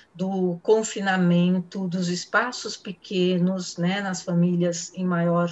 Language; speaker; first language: Portuguese; native; Portuguese